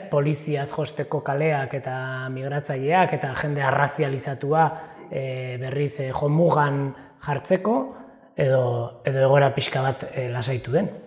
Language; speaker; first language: Basque; native; Basque